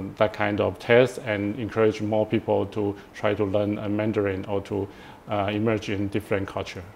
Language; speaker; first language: English; non-native, fluent; Chinese